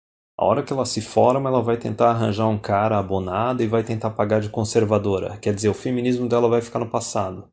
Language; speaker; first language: Portuguese; native; Portuguese